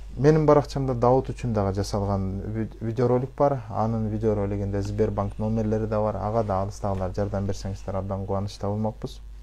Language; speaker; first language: Kyrgyz; early bilingual, heritage; Kyrgyz